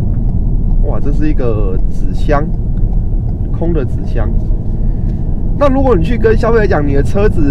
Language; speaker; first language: Chinese; native; Chinese